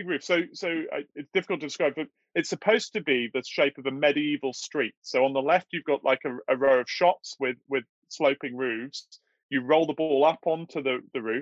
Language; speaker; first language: English; native; English